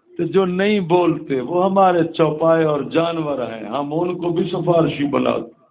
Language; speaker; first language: Urdu; non-native, local second language; Punjabi